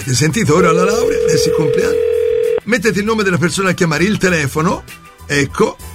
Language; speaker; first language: Italian; native; Italian